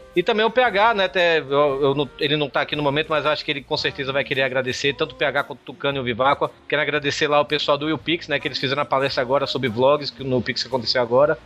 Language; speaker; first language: Portuguese; native; Portuguese